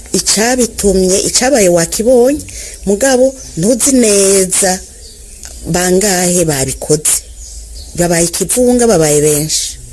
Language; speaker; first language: Rundi; early bilingual, other home language; Kinyarwanda